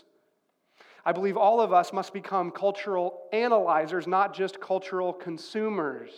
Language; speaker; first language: English; native; English